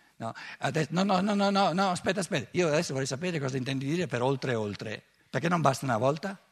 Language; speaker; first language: Italian; native; Italian